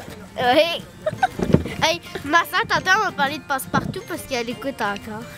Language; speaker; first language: French; native; French